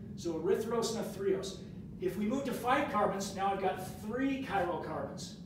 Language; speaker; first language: English; native; English